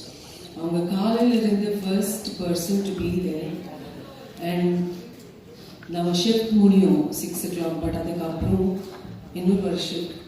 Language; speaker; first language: Tamil; non-native, fluent; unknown